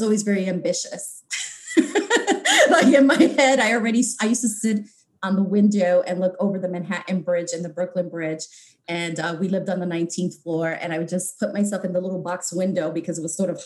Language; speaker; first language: English; native; English